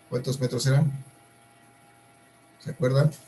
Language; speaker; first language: Spanish; native; Spanish